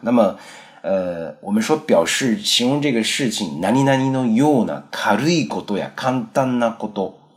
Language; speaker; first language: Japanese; non-native, fluent; Chinese